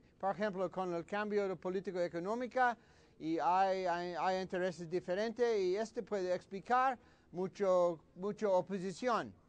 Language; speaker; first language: Spanish; non-native, fluent; English